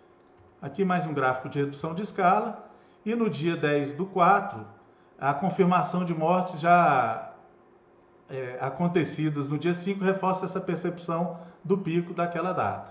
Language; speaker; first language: Portuguese; native; Portuguese